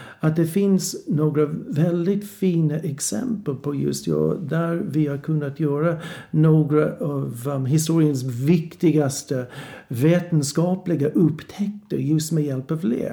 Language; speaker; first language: Swedish; non-native, fluent; English